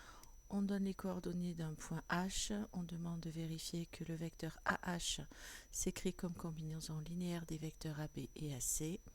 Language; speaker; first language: French; native; French